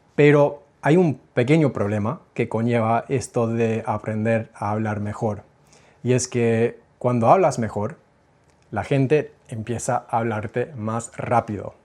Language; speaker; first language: Spanish; non-native, fluent; English